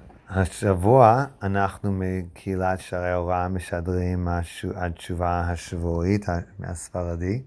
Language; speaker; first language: Hebrew; non-native, fluent; English